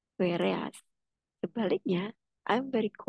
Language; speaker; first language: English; non-native, fluent; Indonesian